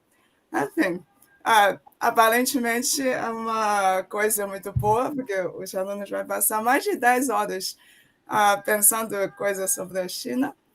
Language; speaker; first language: Portuguese; non-native, fluent; Chinese